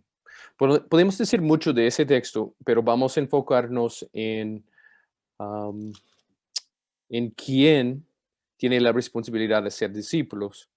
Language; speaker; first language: Spanish; non-native, fluent; English